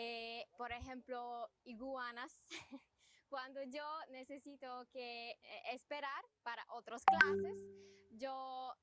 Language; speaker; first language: Spanish; non-native, learner; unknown